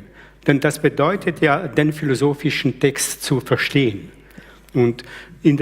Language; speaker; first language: German; early bilingual, other home language; Slovenian